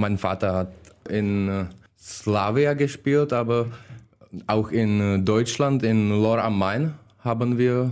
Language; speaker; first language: German; non-native, learner; Czech